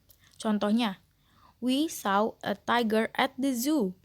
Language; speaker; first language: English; non-native, learner; Indonesian